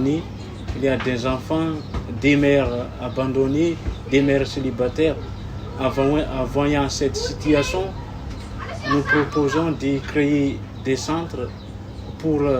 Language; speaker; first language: French; non-native, local second language; Malagasy